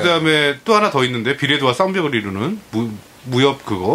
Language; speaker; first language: Korean; native; Korean